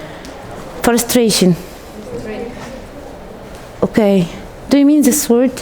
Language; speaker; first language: English; non-native, fluent; Arabic